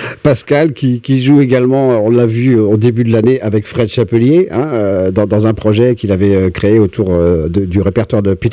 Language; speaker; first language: French; native; French